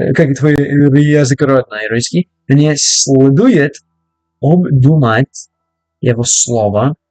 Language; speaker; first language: Russian; non-native, learner; English